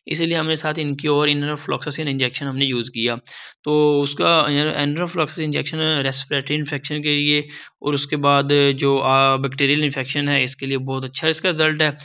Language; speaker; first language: Urdu; non-native, local second language; Punjabi